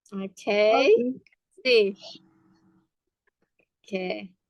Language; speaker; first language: English; non-native, fluent; Indonesian